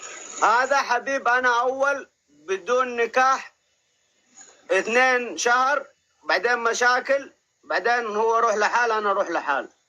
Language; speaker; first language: Arabic; non-native, learner; Oromo